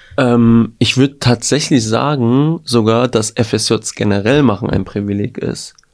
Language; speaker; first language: German; early bilingual, other home language; Albanian